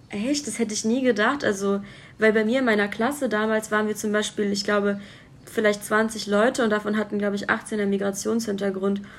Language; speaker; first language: German; native; German